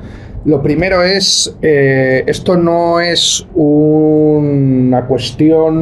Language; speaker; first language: Spanish; native; Spanish